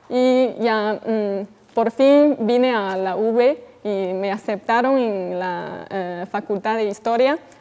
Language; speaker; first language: Spanish; non-native, fluent; Chinese